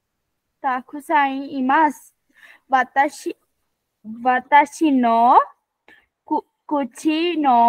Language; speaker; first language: Japanese; non-native, learner; Sinhala